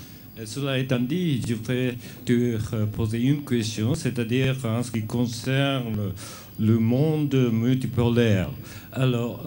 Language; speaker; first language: French; non-native, fluent; Japanese